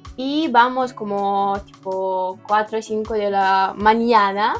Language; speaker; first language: Spanish; non-native, learner; Ukrainian